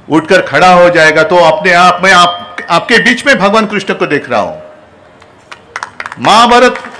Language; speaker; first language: Hindi; non-native, local second language; Marathi